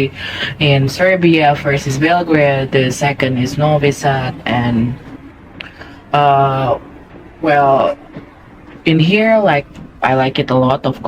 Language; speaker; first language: English; non-native, fluent; Indonesian